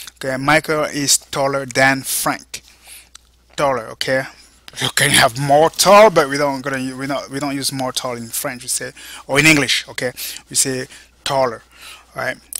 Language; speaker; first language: English; non-native, fluent; French